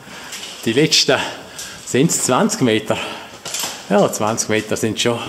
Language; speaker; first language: German; native; German